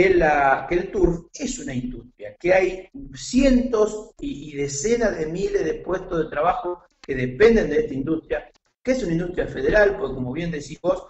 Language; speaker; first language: Spanish; native; Spanish